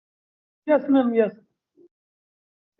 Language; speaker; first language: English; non-native, learner; Hindi